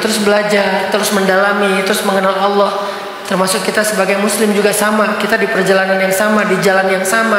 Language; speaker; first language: Indonesian; native; Indonesian